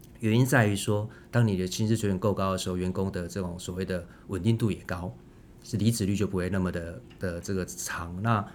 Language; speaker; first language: Chinese; native; Chinese